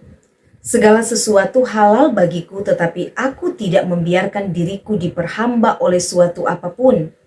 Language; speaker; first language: Indonesian; native; Indonesian